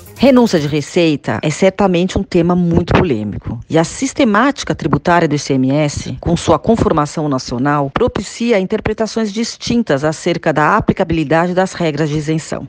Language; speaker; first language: Portuguese; native; Portuguese